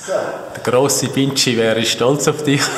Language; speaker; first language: German; native; German